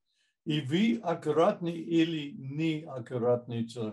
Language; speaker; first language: Russian; non-native, fluent; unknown